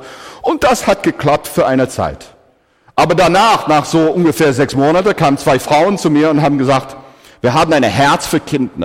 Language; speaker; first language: German; non-native, fluent; English